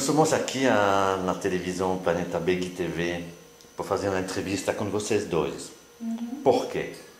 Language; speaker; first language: Portuguese; non-native, fluent; French